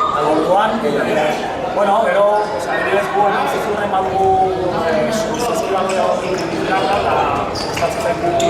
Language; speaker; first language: Basque; non-native, local second language; Spanish